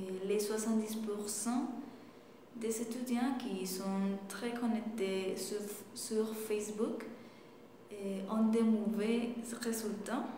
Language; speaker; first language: French; non-native, fluent; Spanish